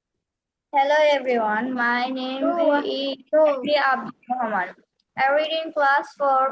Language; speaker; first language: English; non-native, learner; Bangla